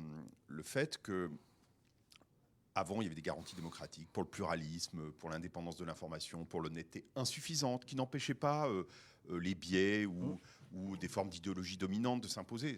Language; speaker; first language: French; native; French